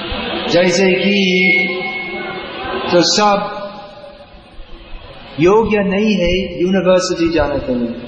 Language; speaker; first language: Hindi; non-native, learner; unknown